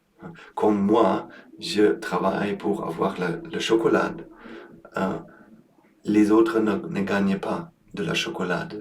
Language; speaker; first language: French; non-native, learner; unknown